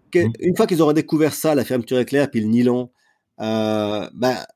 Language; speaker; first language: French; native; French